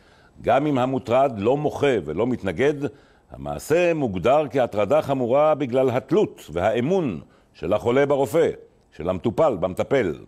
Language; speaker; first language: Hebrew; native; Hebrew